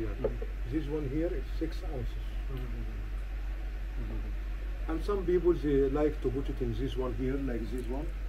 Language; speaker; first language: English; non-native, learner; Arabic